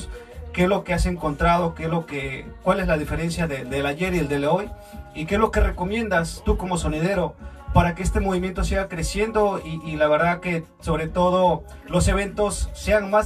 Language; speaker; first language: Spanish; native; Spanish